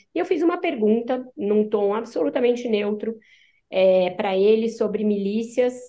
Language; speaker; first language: Portuguese; native; Portuguese